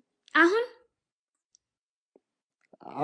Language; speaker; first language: Amharic; non-native, learner; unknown